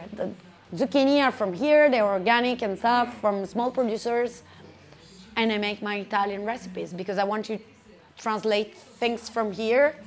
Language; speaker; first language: English; non-native, fluent; Italian